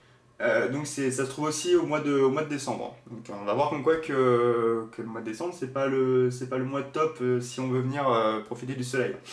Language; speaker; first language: French; native; French